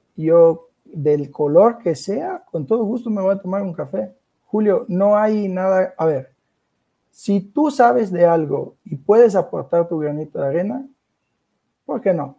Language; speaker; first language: Spanish; non-native, fluent; Italian